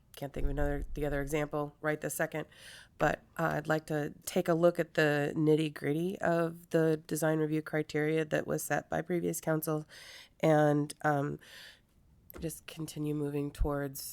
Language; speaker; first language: English; native; English